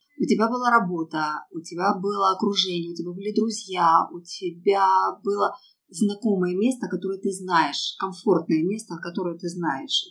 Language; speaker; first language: Russian; native; Russian